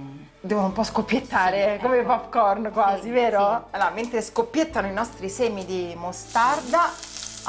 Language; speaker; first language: Italian; native; Italian